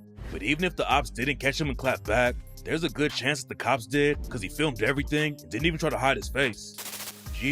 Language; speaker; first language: English; native; English